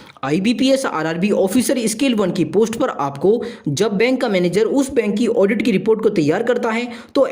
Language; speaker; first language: Hindi; native; Hindi